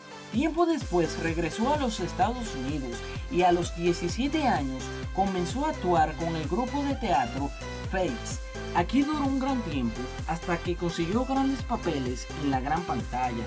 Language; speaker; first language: Spanish; native; Spanish